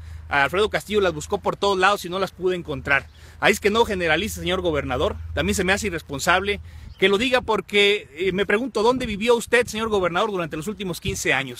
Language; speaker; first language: Spanish; native; Spanish